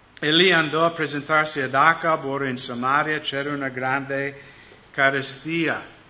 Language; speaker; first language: Italian; non-native, fluent; English